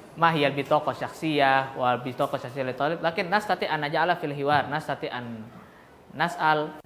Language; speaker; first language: Arabic; non-native, fluent; Indonesian